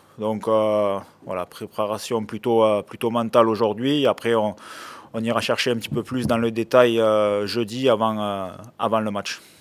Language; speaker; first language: French; native; French